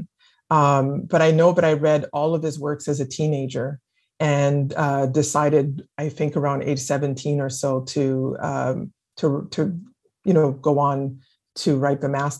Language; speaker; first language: English; non-native, fluent; French